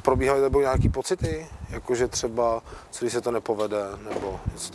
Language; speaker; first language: Czech; native; Czech